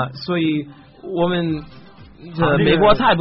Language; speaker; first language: Chinese; non-native, learner; English